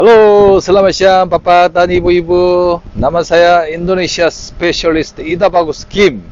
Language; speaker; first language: Indonesian; non-native, learner; Korean